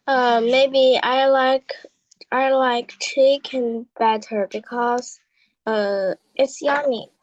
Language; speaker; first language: English; non-native, learner; Chinese